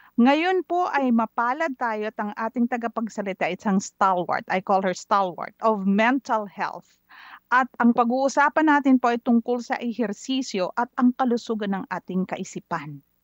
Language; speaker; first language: Filipino; native; Filipino